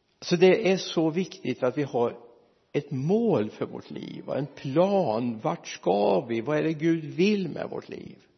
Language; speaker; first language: Swedish; native; Swedish